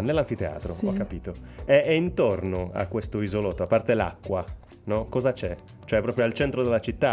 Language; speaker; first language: Italian; native; Italian